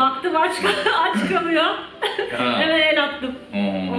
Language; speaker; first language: Turkish; native; Turkish